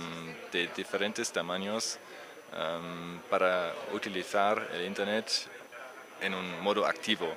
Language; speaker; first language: Spanish; non-native, learner; German